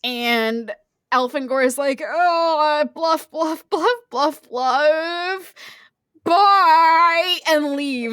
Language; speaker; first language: English; native; English